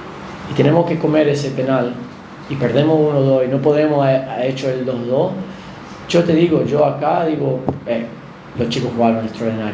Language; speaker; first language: Spanish; non-native, fluent; English